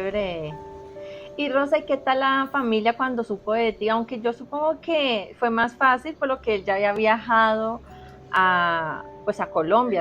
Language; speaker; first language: Spanish; native; Spanish